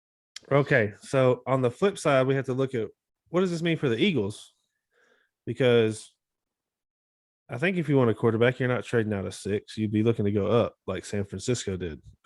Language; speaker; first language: English; native; English